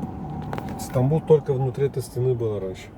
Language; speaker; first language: Russian; non-native, local second language; Kyrgyz